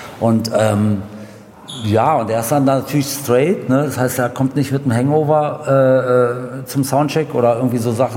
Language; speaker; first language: German; native; German